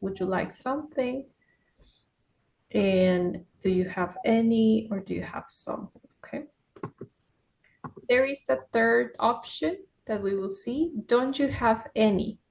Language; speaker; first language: English; non-native, fluent; Spanish